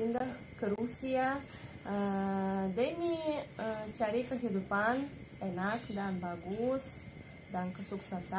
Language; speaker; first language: Indonesian; non-native, learner; Russian